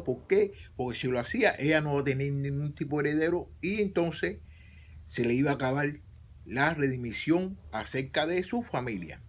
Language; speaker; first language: Spanish; native; Spanish